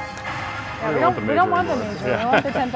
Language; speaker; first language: English; native; English